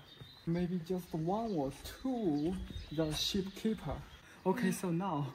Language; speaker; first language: English; non-native, fluent; Chinese